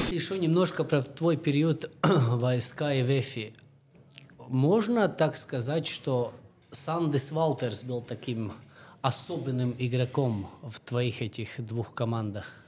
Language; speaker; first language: Russian; non-native, local second language; Latvian